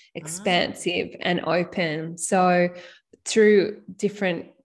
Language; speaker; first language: English; native; English